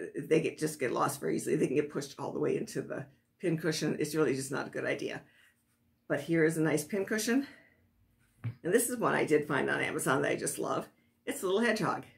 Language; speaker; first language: English; native; English